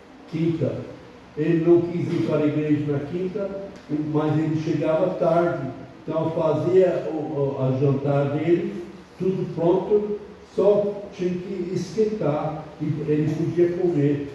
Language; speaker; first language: Portuguese; non-native, fluent; English